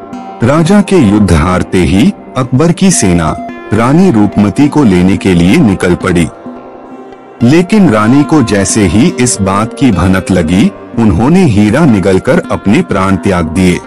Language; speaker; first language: Hindi; native; Hindi